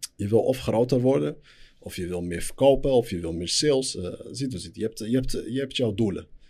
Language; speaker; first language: Dutch; early bilingual, other home language; Arabic